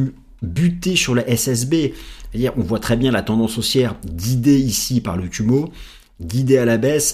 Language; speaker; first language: French; native; French